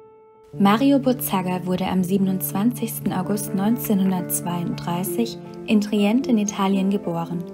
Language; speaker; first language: German; native; German